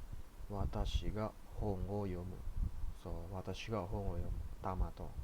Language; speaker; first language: Japanese; non-native, fluent; Filipino